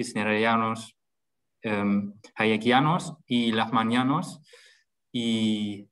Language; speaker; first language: Spanish; non-native, fluent; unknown